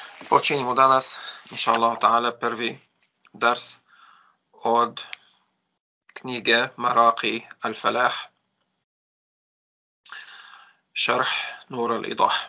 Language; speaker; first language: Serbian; non-native, fluent; Arabic